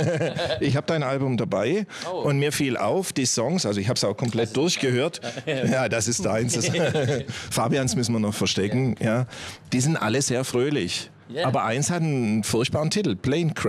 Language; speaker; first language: German; native; German